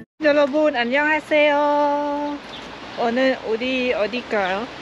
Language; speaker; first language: Korean; non-native, learner; Lao